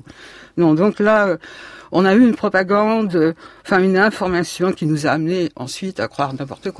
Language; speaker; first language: French; native; French